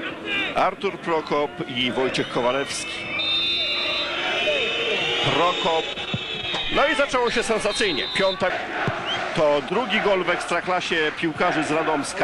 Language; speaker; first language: Polish; native; Polish